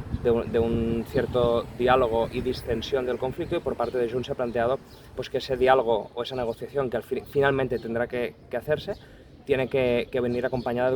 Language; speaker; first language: Spanish; non-native, local second language; Catalan